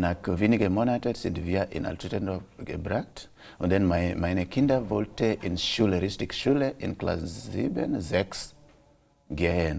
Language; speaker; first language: German; non-native, local second language; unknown